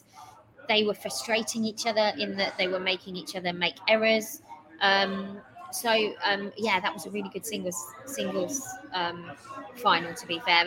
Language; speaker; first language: English; native; English